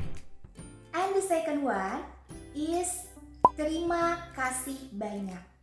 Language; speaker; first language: English; non-native, fluent; Indonesian